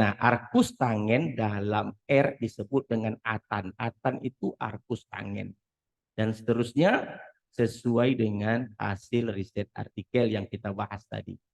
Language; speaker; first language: Indonesian; native; Indonesian